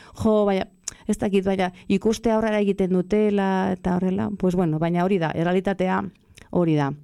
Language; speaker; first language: Basque; non-native, local second language; Spanish